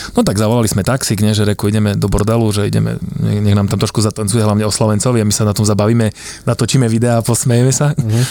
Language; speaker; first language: Slovak; native; Slovak